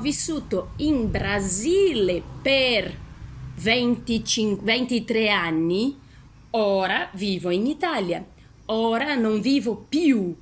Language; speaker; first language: Italian; non-native, fluent; Portuguese